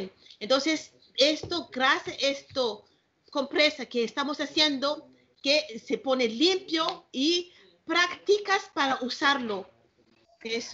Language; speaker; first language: Spanish; non-native, learner; Malagasy